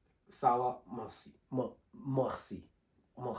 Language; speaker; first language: French; non-native, learner; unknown